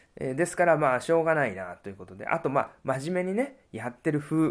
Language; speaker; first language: Japanese; native; Japanese